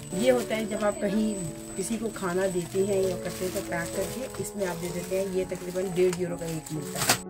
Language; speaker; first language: Urdu; native; Urdu